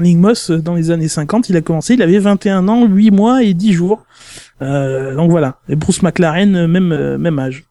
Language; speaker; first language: French; native; French